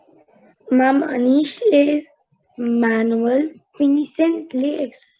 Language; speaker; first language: French; non-native, learner; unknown